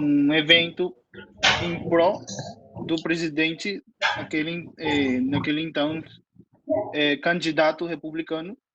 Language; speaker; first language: Portuguese; non-native, fluent; Spanish